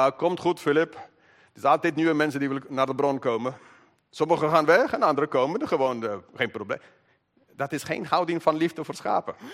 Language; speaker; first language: Dutch; non-native, fluent; English